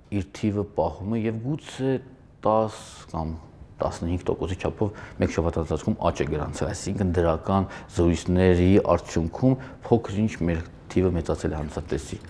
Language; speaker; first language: Armenian; native; Armenian